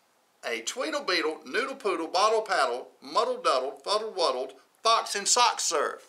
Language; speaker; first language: English; native; English